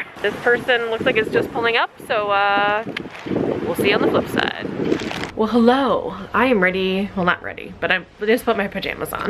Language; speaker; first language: English; native; English